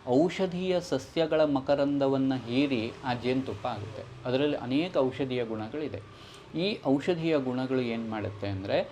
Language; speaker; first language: Kannada; native; Kannada